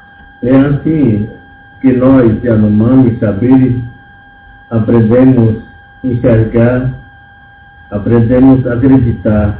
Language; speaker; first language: Portuguese; non-native, local second language; Yanomámi